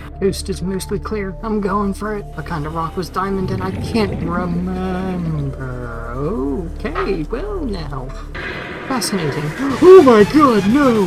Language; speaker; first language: English; native; English